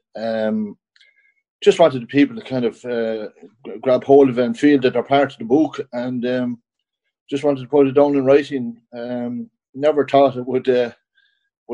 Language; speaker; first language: English; native; English